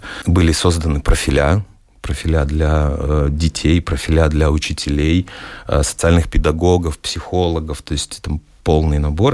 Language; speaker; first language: Russian; native; Russian